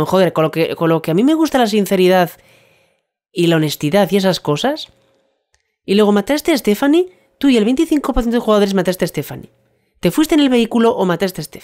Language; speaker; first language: Spanish; native; Spanish